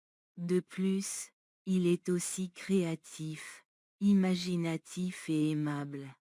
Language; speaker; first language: French; non-native, learner; Bangla